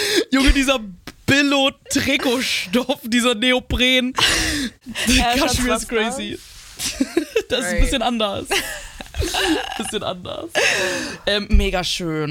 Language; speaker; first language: German; native; German